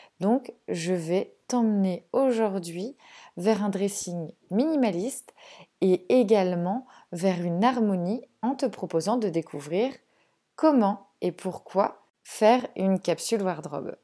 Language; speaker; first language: French; native; French